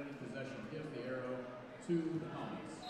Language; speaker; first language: English; native; English